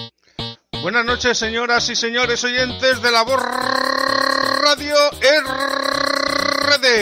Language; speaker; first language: Spanish; native; Spanish